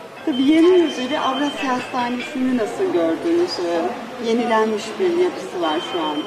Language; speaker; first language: Turkish; native; Turkish